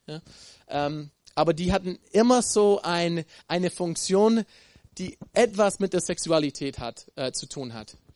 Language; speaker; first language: German; non-native, fluent; English